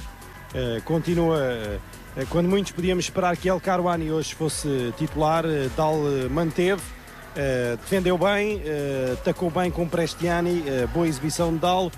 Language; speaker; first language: Portuguese; native; Portuguese